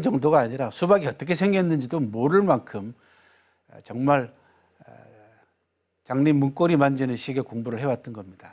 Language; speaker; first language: Korean; native; Korean